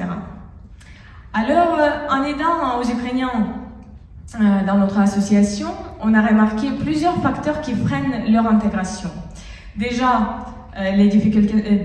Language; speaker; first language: French; non-native, fluent; Russian